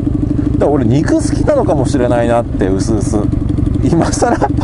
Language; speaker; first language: Japanese; native; Japanese